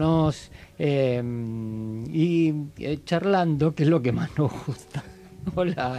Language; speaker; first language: Spanish; native; Spanish